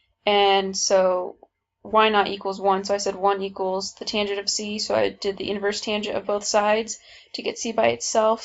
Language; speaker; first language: English; native; English